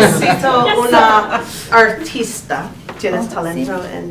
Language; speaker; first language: Spanish; non-native, fluent; English